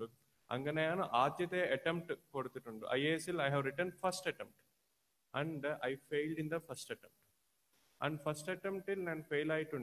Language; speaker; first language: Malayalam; non-native, learner; Telugu